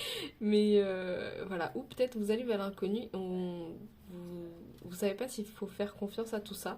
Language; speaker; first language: French; native; French